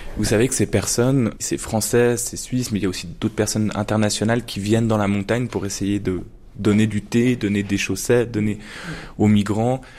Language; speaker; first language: French; native; French